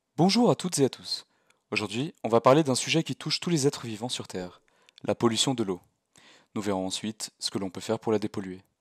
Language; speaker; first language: French; native; French